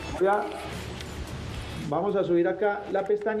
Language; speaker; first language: Spanish; native; Spanish